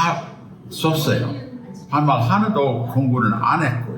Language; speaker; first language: Korean; non-native, fluent; English